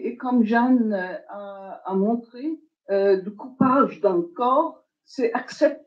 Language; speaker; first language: French; non-native, fluent; English